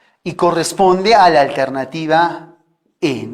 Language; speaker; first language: Spanish; native; Spanish